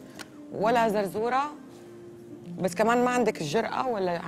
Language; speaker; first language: Arabic; native; Arabic